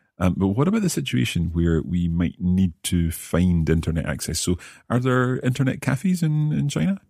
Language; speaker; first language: English; native; English